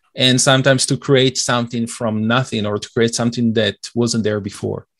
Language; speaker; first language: English; non-native, fluent; Hebrew